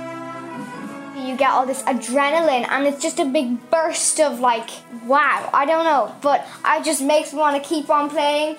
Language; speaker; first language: English; native; English